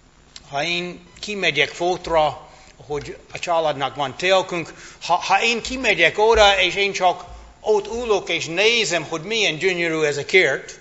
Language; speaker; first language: Hungarian; non-native, fluent; English